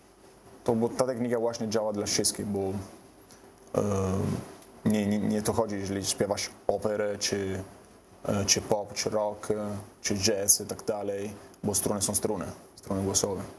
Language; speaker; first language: Polish; non-native, learner; Italian